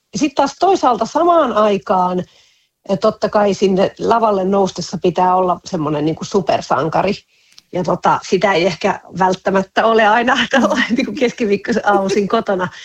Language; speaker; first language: Finnish; native; Finnish